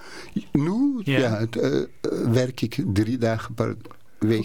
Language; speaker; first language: Dutch; non-native, learner; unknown